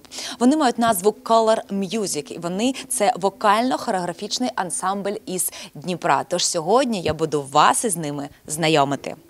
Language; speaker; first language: Ukrainian; native; Ukrainian